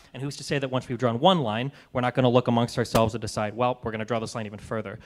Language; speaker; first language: English; native; English